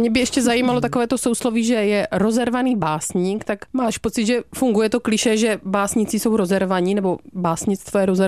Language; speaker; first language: Czech; native; Czech